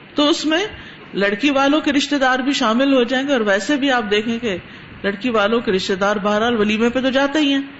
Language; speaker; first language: Urdu; non-native, local second language; Punjabi